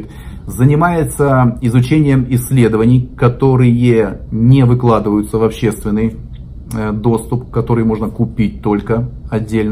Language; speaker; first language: Russian; native; Russian